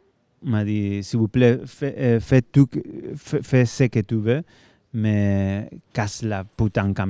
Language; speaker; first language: French; non-native, fluent; Spanish